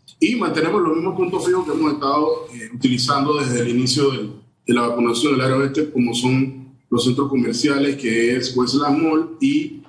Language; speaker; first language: Spanish; native; Spanish